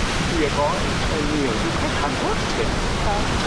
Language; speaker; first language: Vietnamese; non-native, fluent; Korean